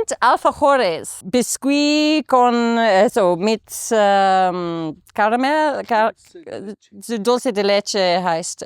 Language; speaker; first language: German; non-native, learner; English